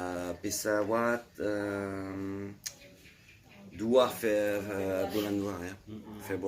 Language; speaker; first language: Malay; non-native, learner; French